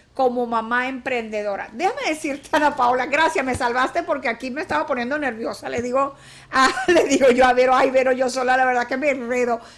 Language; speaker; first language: Spanish; native; Spanish